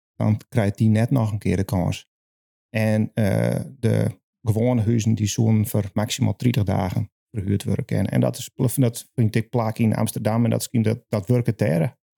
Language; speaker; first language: Dutch; non-native, local second language; Western Frisian